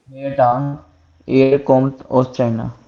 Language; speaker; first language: German; non-native, learner; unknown